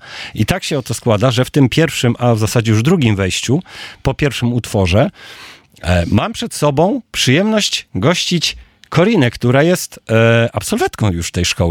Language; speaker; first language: Polish; native; Polish